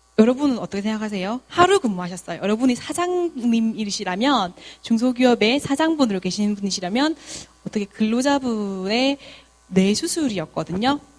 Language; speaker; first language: Korean; native; Korean